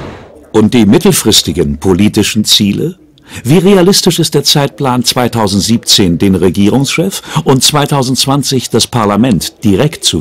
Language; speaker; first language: German; native; German